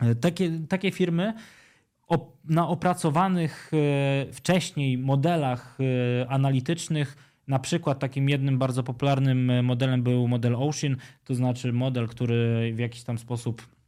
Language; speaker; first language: Polish; native; Polish